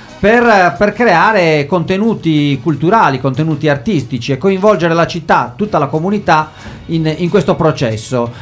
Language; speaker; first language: Italian; native; Italian